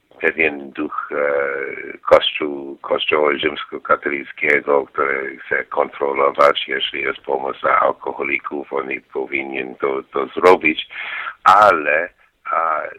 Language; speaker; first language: Polish; non-native, learner; English